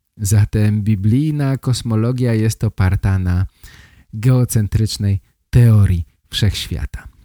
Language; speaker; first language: Polish; native; Polish